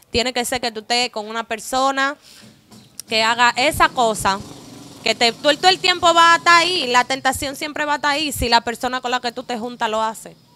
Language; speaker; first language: Spanish; native; Spanish